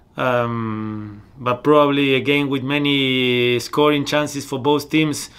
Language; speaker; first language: English; non-native, fluent; Spanish